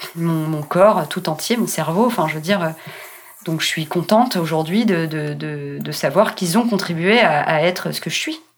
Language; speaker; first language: French; native; French